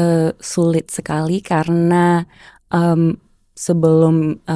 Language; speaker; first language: Indonesian; early bilingual, heritage; German